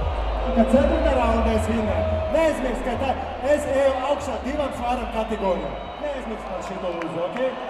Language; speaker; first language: Latvian; non-native, local second language; Russian